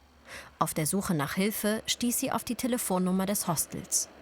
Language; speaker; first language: German; native; German